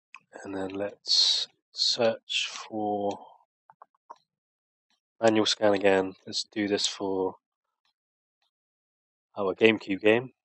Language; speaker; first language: English; native; English